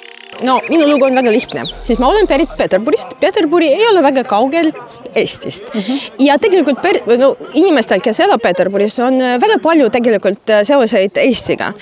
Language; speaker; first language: Estonian; non-native, fluent; Russian